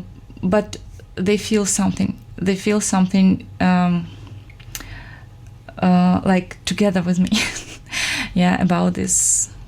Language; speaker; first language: English; non-native, fluent; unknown